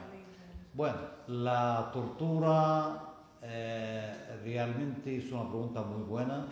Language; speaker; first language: Spanish; non-native, fluent; Arabic